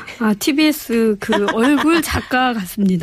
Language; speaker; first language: Korean; native; Korean